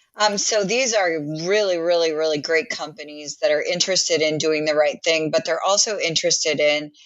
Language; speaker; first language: English; native; English